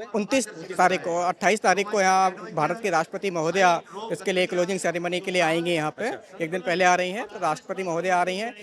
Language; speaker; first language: Hindi; native; Hindi